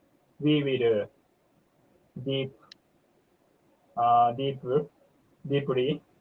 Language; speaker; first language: English; non-native, learner; Japanese